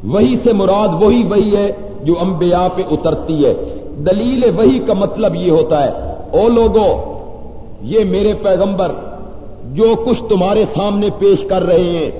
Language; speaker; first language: Urdu; non-native, local second language; Punjabi